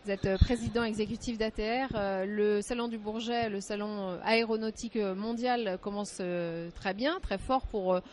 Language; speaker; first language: French; native; French